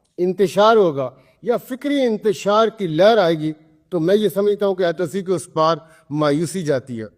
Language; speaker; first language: Urdu; non-native, local second language; Pahari-Potwari